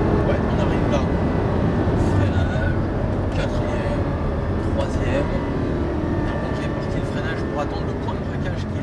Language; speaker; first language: French; native; French